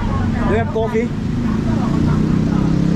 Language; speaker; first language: English; non-native, local second language; Filipino